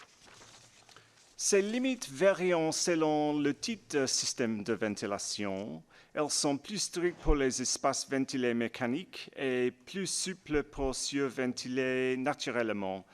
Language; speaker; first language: French; non-native, learner; English